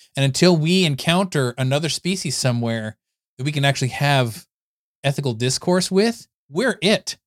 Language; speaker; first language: English; native; English